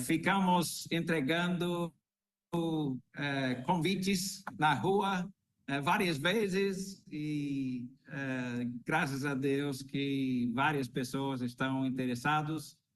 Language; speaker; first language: Portuguese; non-native, fluent; English